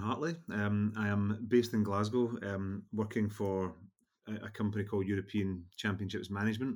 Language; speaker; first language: English; native; English